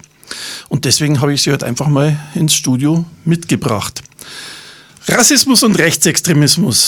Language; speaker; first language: German; native; German